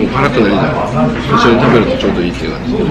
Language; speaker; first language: Japanese; non-native, fluent; Korean